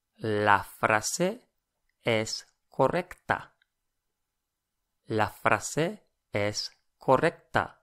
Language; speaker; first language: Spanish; non-native, fluent; English